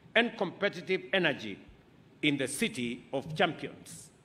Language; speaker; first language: English; non-native, local second language; Kalenjin